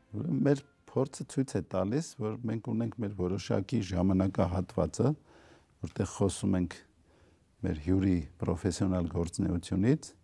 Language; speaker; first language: Armenian; native; Armenian